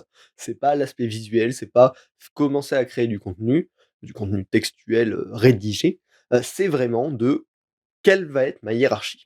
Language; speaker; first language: French; native; French